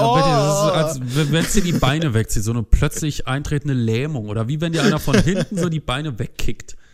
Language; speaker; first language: German; native; German